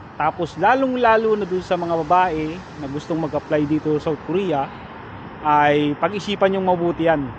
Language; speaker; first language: Filipino; non-native, local second language; Bikol